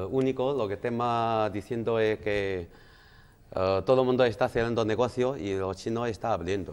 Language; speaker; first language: Spanish; non-native, learner; Chinese